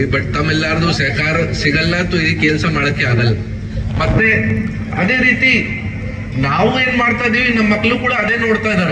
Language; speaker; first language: Kannada; non-native, learner; Hindi